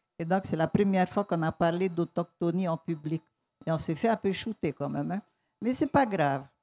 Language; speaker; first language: French; native; French